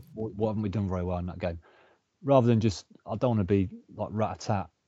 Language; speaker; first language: English; native; English